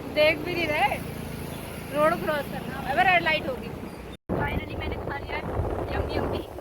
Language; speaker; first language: Hindi; native; Hindi